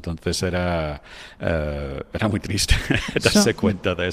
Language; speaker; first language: Spanish; non-native, fluent; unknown